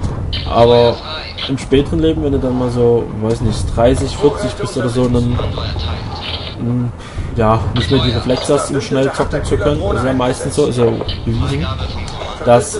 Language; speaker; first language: German; native; German